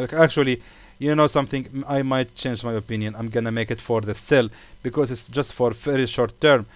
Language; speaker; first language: English; non-native, fluent; Arabic